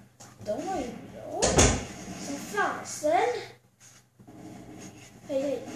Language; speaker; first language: Swedish; early bilingual, other home language; Albanian